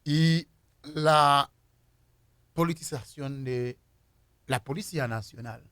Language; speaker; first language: Spanish; non-native, fluent; Haitian Creole